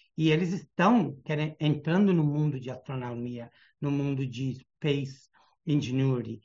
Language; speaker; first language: Portuguese; early bilingual, heritage; Portuguese